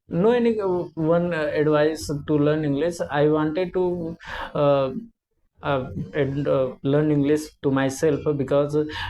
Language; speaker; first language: English; non-native, learner; Hindi